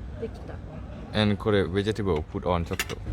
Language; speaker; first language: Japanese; non-native, learner; Thai